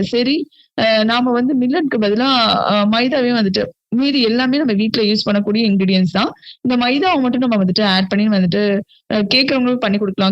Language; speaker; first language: Tamil; native; Tamil